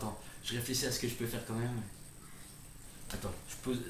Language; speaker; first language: French; native; French